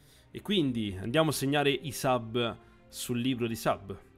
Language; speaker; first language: Italian; native; Italian